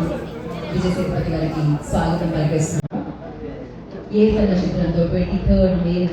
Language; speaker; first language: Telugu; native; Telugu